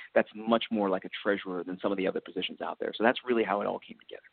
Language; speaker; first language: English; native; English